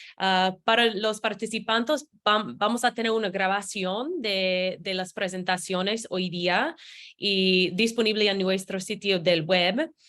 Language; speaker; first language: Spanish; non-native, fluent; English